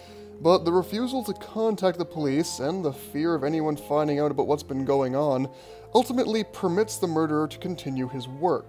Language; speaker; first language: English; native; English